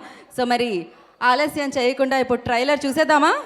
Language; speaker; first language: Telugu; native; Telugu